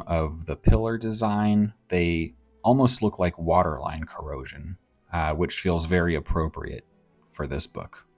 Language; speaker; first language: English; native; English